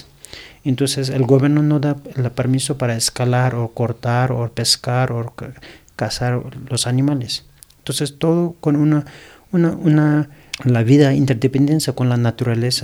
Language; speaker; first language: Spanish; non-native, learner; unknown